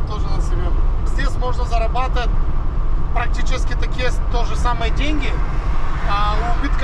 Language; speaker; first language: Russian; non-native, fluent; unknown